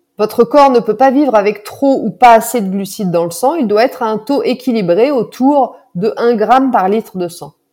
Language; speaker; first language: French; native; French